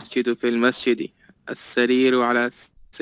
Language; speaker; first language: Arabic; non-native, learner; Urdu